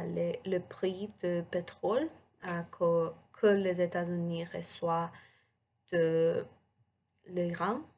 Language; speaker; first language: French; non-native, learner; English